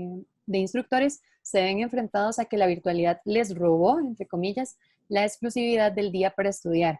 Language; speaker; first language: Spanish; native; Spanish